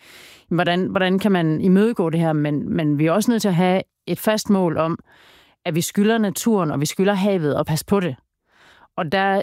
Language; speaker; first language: Danish; native; Danish